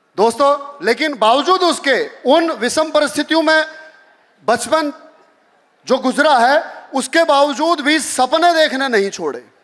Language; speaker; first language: Hindi; native; Hindi